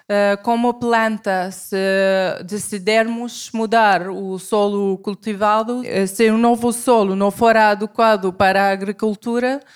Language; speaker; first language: Portuguese; non-native, fluent; Arabic